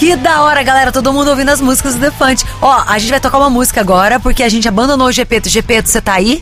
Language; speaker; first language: Portuguese; native; Portuguese